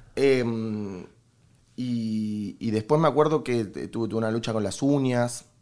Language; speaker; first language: Spanish; native; Spanish